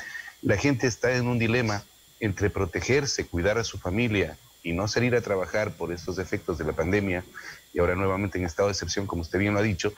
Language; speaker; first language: Spanish; native; Spanish